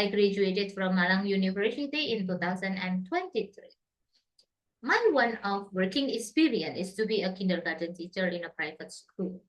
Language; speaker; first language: English; non-native, fluent; Indonesian